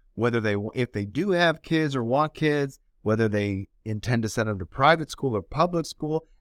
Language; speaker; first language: English; native; English